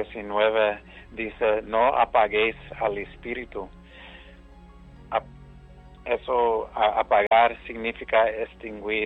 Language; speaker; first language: Spanish; early bilingual, heritage; English